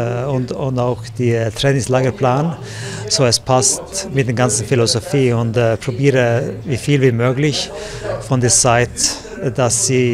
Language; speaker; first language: German; non-native, learner; Norwegian